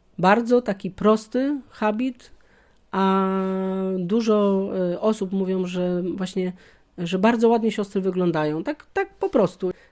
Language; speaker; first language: Polish; native; Polish